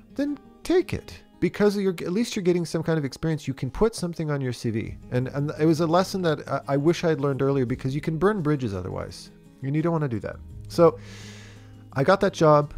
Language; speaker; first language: English; native; English